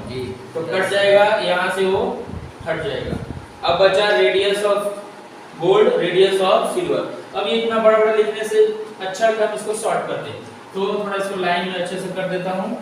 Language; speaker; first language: Hindi; native; Hindi